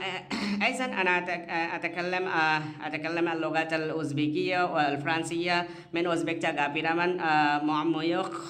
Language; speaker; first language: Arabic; non-native, fluent; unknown